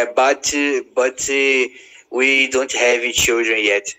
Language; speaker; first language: English; non-native, learner; Portuguese